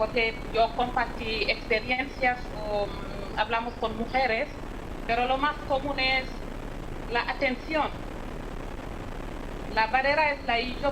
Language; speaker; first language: Spanish; non-native, fluent; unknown